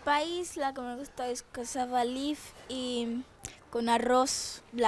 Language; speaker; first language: Spanish; early bilingual, other home language; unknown